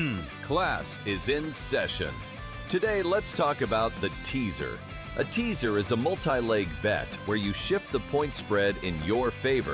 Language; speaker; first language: English; native; English